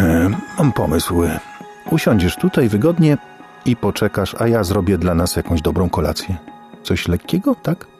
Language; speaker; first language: Polish; native; Polish